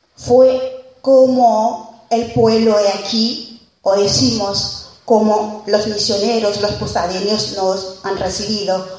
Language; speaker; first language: Spanish; non-native, fluent; Haitian Creole